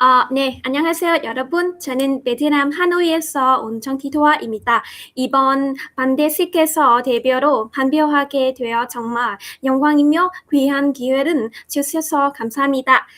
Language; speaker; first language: Korean; non-native, learner; Vietnamese